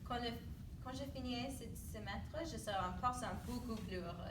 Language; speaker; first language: French; non-native, learner; English